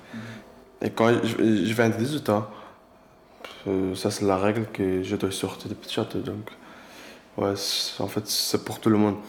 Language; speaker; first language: French; non-native, learner; Persian